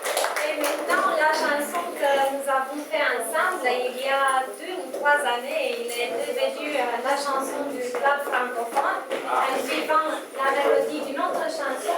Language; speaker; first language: French; non-native, fluent; Romanian